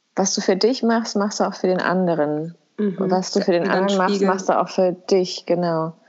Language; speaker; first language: German; early bilingual, other home language; Albanian